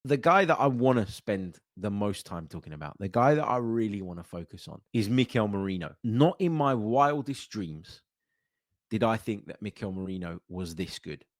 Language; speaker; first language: English; native; English